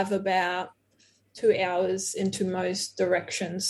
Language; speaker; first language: English; non-native, fluent; Portuguese